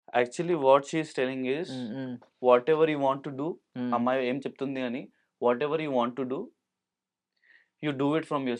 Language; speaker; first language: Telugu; non-native, local second language; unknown